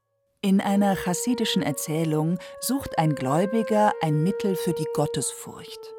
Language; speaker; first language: German; native; German